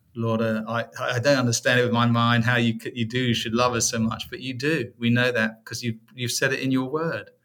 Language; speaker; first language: English; native; English